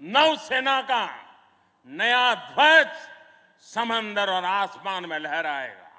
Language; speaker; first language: Hindi; non-native, local second language; Gujarati